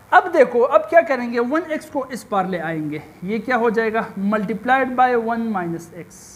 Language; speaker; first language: Urdu; non-native, local second language; Pashto